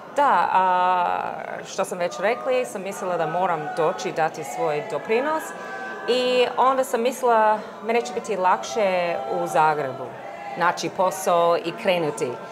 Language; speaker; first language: Croatian; early bilingual, heritage; English